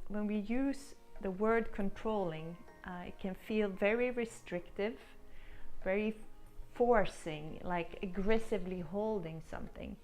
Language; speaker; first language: English; non-native, fluent; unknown